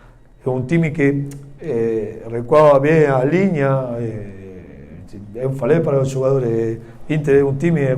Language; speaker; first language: Portuguese; non-native, learner; Spanish